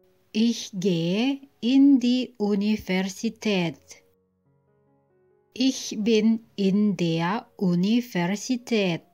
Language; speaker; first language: German; non-native, fluent; Indonesian